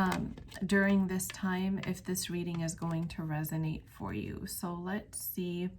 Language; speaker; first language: English; native; English